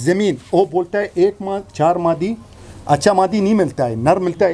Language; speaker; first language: Hindi; non-native, learner; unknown